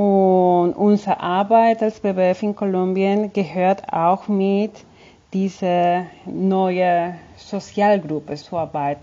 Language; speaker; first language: German; non-native, fluent; Spanish